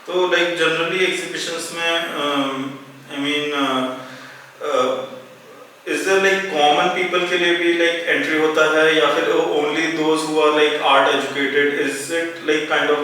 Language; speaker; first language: Hindi; native; Hindi